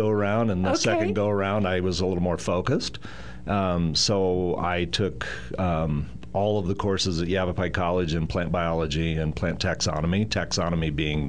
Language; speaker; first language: English; native; English